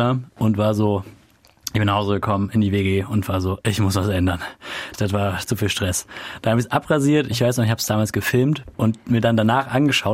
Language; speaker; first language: German; native; German